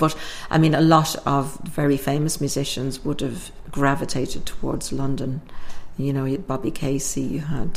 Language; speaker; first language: English; native; English